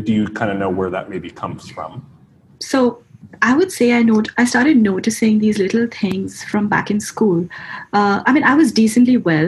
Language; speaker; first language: English; non-native, local second language; Hindi